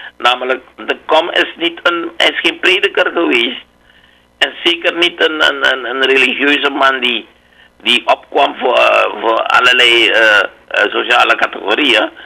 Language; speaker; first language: Dutch; native; Dutch